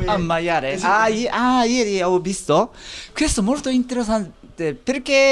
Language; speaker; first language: Italian; non-native, learner; Japanese